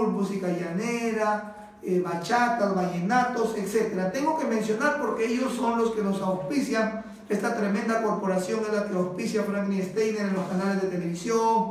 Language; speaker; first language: Spanish; native; Spanish